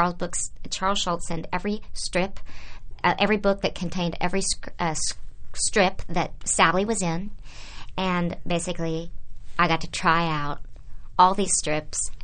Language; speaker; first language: English; native; English